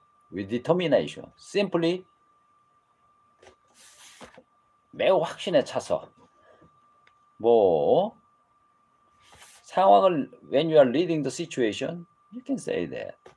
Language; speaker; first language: English; non-native, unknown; Korean